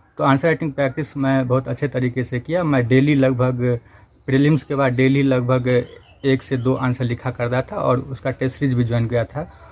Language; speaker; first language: Hindi; non-native, local second language; Maithili